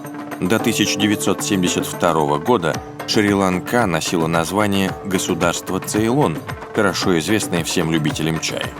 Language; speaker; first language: Russian; native; Russian